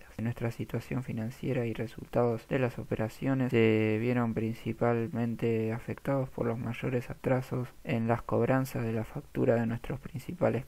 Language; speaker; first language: Spanish; native; Spanish